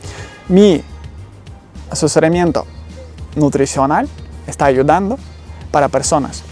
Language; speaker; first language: Spanish; non-native, learner; Ukrainian